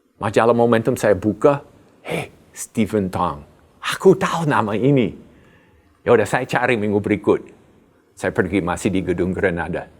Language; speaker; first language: Indonesian; non-native, fluent; English